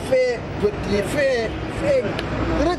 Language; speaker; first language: French; non-native, learner; Wolof